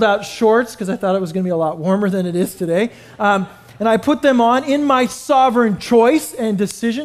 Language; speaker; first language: English; native; English